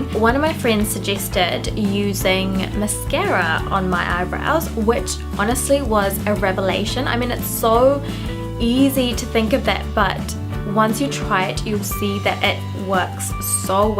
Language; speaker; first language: English; non-native, local second language; Sinhala